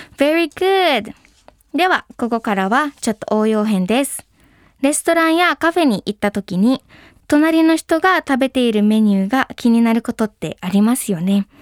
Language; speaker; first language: Japanese; early bilingual, heritage; English